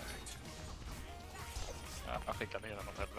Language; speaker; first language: Swedish; native; Swedish